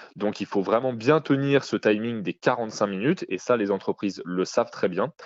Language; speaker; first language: French; native; French